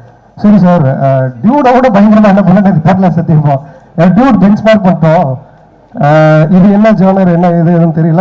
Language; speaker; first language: Tamil; native; Tamil